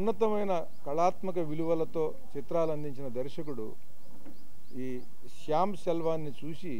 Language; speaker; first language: Telugu; native; Telugu